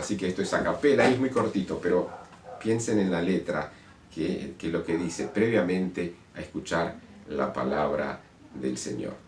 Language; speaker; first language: Spanish; native; Spanish